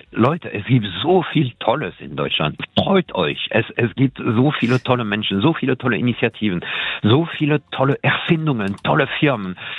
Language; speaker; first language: German; non-native, fluent; French